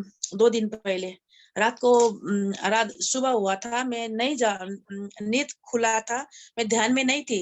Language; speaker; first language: Hindi; non-native, learner; Nepali